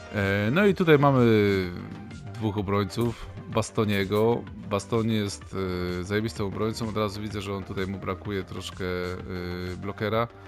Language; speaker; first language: Polish; native; Polish